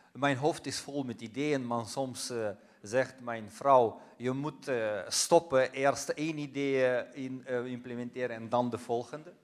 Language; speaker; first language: Dutch; non-native, fluent; Russian